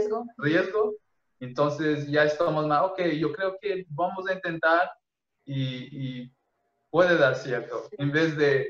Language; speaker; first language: Spanish; non-native, fluent; Portuguese